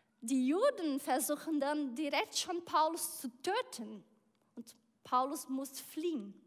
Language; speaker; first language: German; non-native, learner; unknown